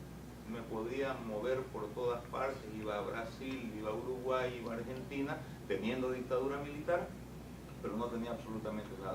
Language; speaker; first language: Spanish; native; Spanish